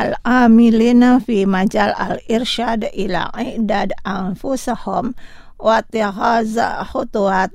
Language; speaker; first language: Arabic; non-native, fluent; Indonesian